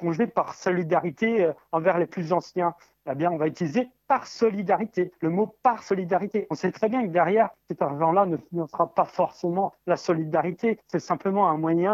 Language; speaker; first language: French; native; French